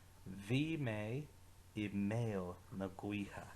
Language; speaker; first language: Irish; non-native, local second language; English